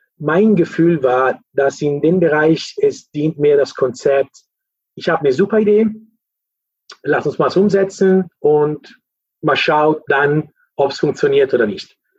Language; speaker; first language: German; non-native, fluent; Italian